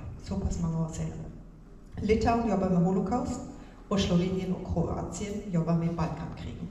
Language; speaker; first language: Norwegian; non-native, fluent; German